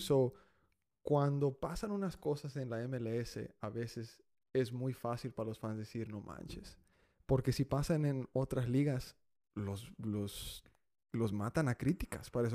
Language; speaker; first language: Spanish; early bilingual, heritage; Spanish